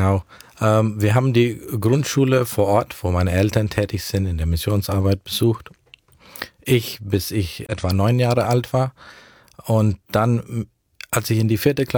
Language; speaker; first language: German; early bilingual, heritage; German